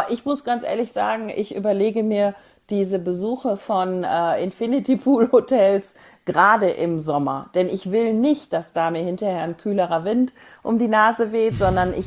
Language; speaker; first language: German; native; German